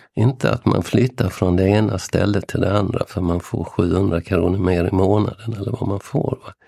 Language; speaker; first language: Swedish; native; Swedish